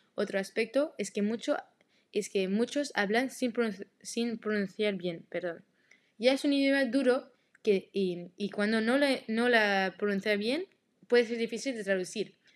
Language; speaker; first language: Spanish; non-native, learner; French